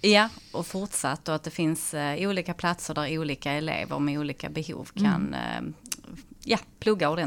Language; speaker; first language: Swedish; native; Swedish